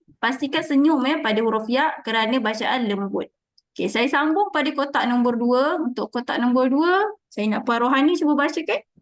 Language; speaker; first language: Malay; native; Malay